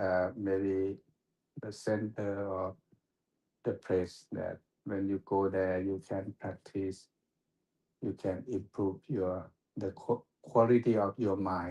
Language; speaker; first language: English; non-native, fluent; Thai